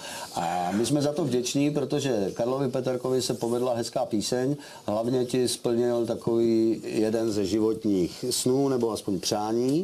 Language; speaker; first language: Czech; native; Czech